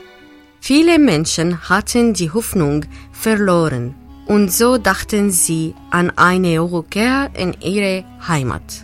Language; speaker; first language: German; non-native, fluent; Arabic